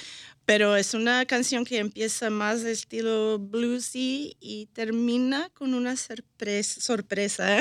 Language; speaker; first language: Spanish; early bilingual, heritage; Spanish